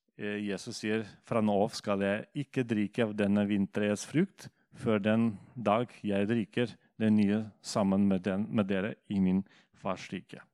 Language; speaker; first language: Norwegian; non-native, fluent; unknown